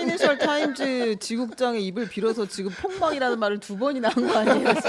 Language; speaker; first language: Korean; native; Korean